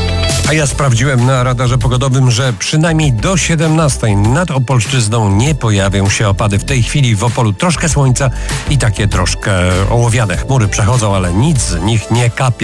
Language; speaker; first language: Polish; native; Polish